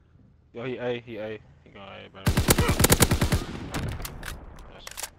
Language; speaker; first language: English; native; English